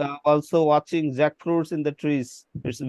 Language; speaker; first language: English; non-native, learner; Bangla